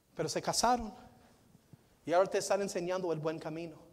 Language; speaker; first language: Spanish; non-native, fluent; English